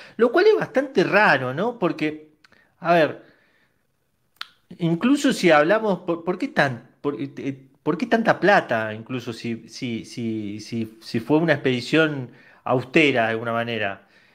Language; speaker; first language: Spanish; native; Spanish